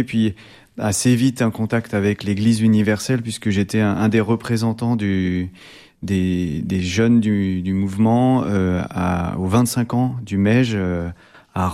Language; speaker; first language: French; native; French